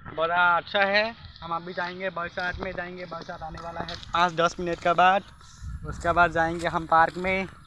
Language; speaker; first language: Hindi; native; Hindi